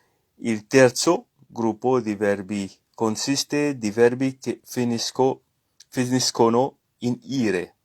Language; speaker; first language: Italian; non-native, learner; French